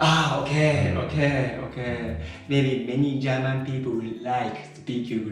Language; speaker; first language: English; non-native, learner; Japanese